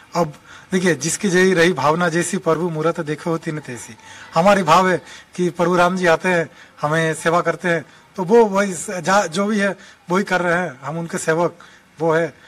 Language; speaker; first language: Hindi; non-native, local second language; Bangla